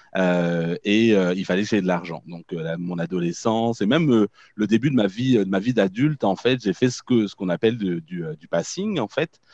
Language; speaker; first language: French; native; French